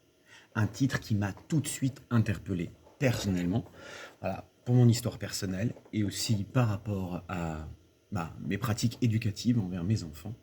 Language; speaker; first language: French; native; French